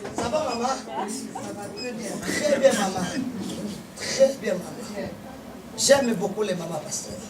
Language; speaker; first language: French; non-native, local second language; Lingala